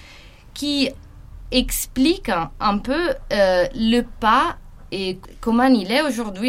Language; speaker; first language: French; non-native, fluent; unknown